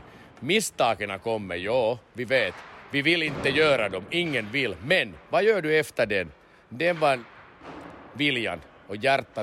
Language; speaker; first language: Swedish; non-native, learner; Finnish